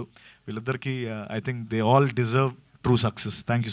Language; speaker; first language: Telugu; native; Telugu